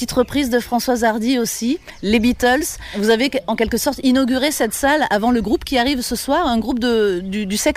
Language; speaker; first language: French; native; French